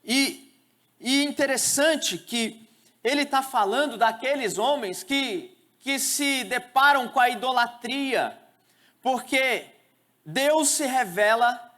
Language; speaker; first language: Portuguese; native; Portuguese